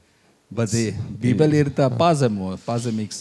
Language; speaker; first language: Latvian; non-native, learner; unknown